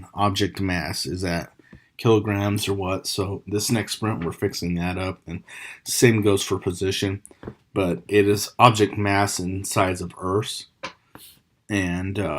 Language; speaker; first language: English; native; English